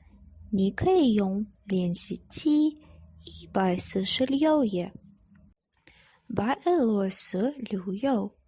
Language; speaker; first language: Chinese; non-native, fluent; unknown